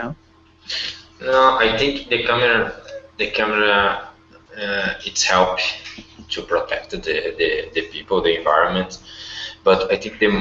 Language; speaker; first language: English; non-native, learner; Portuguese